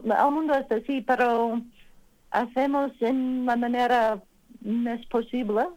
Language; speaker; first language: Spanish; non-native, learner; English